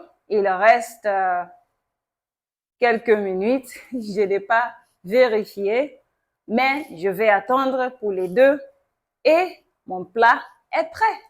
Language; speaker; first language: French; non-native, local second language; Yoruba